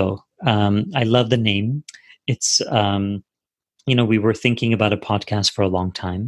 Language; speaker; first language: English; non-native, fluent; Turkish